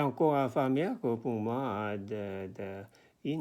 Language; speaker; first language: French; non-native, learner; Korean